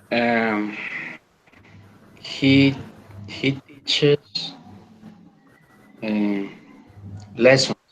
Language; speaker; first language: English; non-native, learner; Spanish